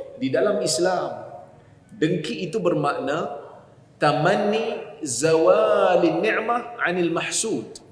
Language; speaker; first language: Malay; native; Malay